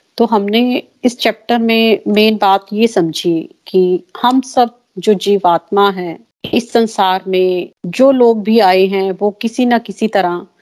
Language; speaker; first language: Hindi; native; Hindi